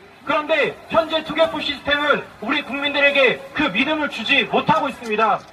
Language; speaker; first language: Korean; native; Korean